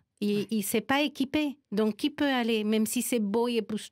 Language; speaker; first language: French; non-native, fluent; Spanish